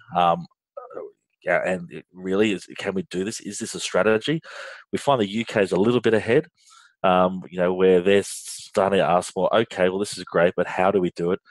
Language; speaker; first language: English; native; English